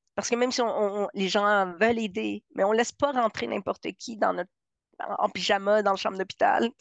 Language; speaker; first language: French; early bilingual, other home language; Spanish